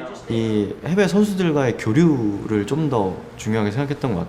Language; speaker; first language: Korean; native; Korean